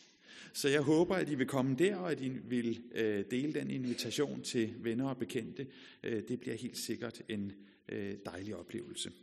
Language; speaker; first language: Danish; native; Danish